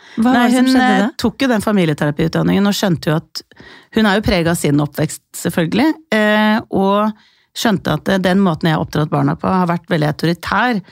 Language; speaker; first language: Norwegian; early bilingual, other home language; Icelandic